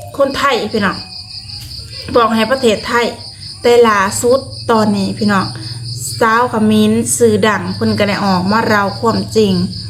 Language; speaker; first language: Thai; native; Thai